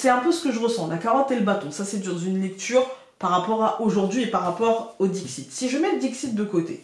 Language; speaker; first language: French; native; French